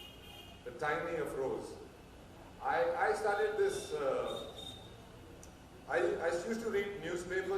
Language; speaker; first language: English; non-native, local second language; Hindi